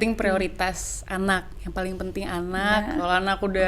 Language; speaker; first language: Indonesian; native; Indonesian